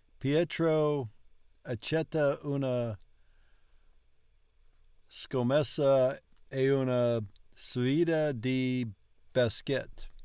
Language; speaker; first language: Italian; non-native, learner; English